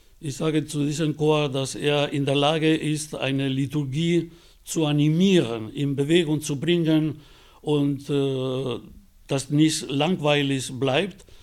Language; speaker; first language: German; non-native, fluent; Spanish